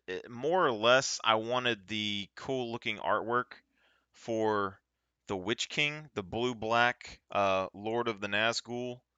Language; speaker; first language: English; native; English